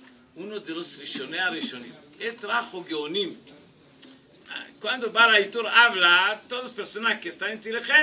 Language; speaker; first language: Spanish; non-native, learner; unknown